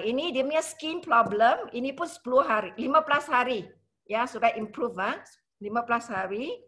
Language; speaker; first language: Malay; non-native, local second language; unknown